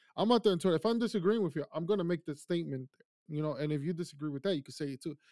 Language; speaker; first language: English; early bilingual, other home language; Spanish